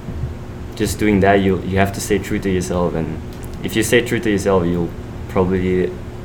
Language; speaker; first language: English; non-native, fluent; Dutch